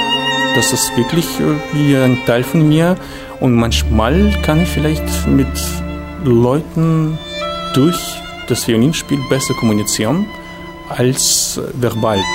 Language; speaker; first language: German; non-native, fluent; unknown